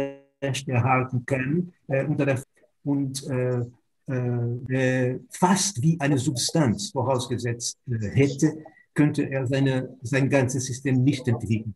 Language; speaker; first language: German; non-native, fluent; Portuguese